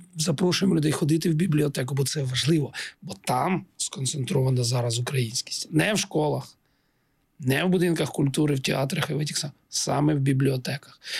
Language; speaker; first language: Ukrainian; non-native, local second language; Russian